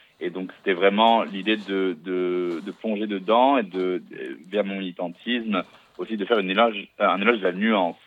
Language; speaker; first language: French; non-native, local second language; Arabic